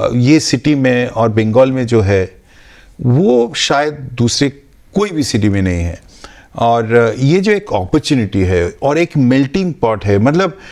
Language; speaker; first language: Hindi; non-native, local second language; Bangla